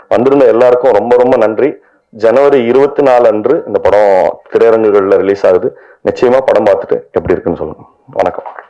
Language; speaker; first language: Tamil; native; Tamil